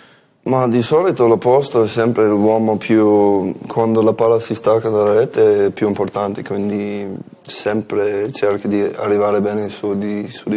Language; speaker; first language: Italian; non-native, learner; English